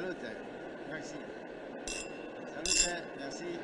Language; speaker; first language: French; non-native, learner; Italian